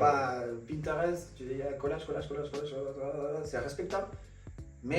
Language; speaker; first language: French; non-native, fluent; Spanish